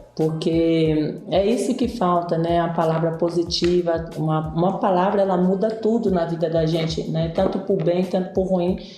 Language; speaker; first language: Portuguese; native; Portuguese